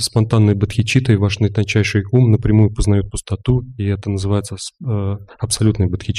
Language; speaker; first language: Russian; native; Russian